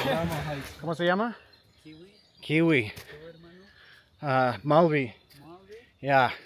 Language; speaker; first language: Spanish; non-native, learner; English